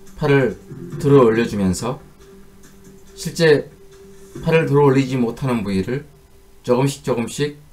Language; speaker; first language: Korean; native; Korean